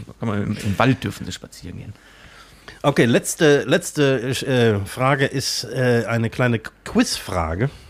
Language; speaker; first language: German; native; German